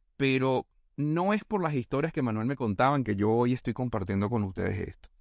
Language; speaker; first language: Spanish; native; Spanish